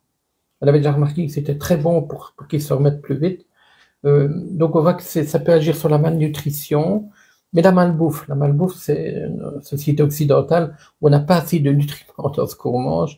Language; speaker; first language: French; native; French